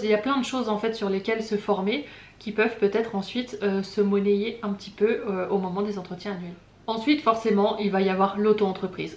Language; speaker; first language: French; native; French